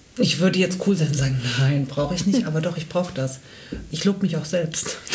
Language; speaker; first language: German; native; German